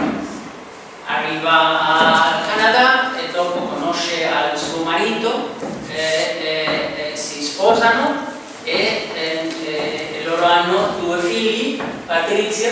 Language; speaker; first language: Italian; non-native, fluent; Spanish